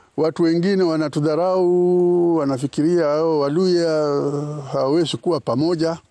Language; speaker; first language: Swahili; non-native, local second language; Luyia